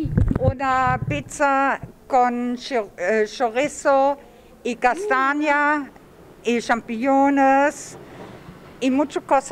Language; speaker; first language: Spanish; non-native, learner; German